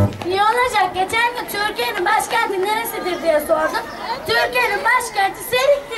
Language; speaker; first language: Turkish; native; Turkish